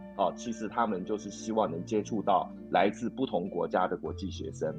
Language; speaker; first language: Chinese; native; Chinese